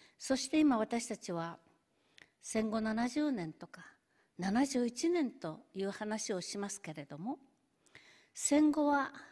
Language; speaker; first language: Japanese; native; Japanese